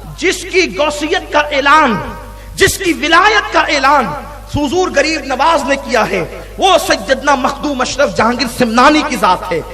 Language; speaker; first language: Urdu; native; Urdu